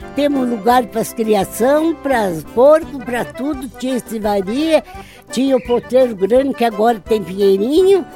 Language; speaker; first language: Portuguese; native; Portuguese